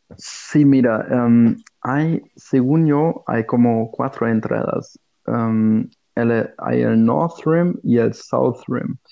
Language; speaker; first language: Spanish; non-native, fluent; German